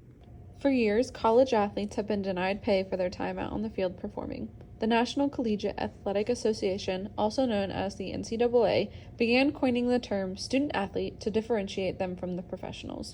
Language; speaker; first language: English; native; English